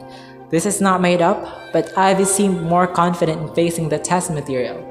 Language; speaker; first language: English; non-native, local second language; Cebuano